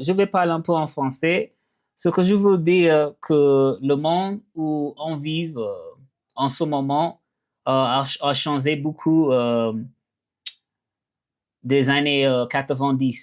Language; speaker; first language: French; non-native, learner; English